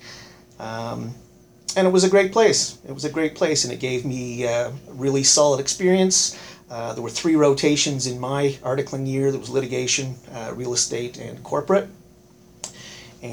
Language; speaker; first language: English; native; English